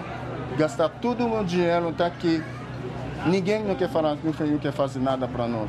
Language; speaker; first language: Portuguese; non-native, learner; Haitian Creole